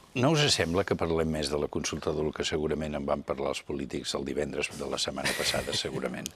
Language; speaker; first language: Catalan; native; Catalan